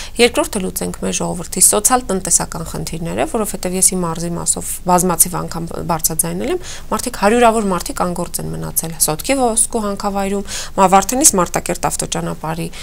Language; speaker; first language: Armenian; native; Armenian